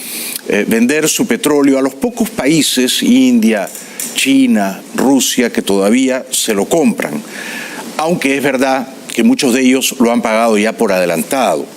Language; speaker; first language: Spanish; native; Spanish